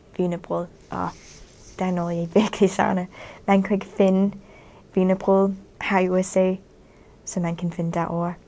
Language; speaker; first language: Danish; non-native, fluent; English